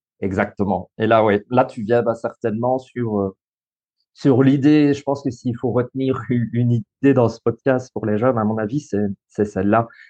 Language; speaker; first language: French; native; French